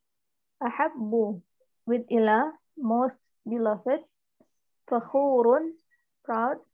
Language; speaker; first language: English; non-native, learner; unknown